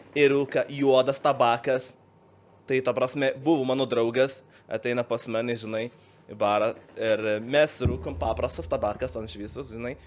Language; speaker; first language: Lithuanian; non-native, learner; Arabic